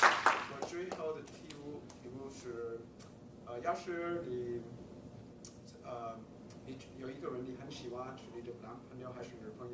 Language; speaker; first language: Chinese; early bilingual, heritage; Chinese